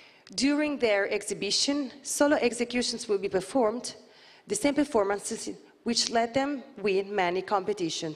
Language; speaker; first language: English; non-native, fluent; Italian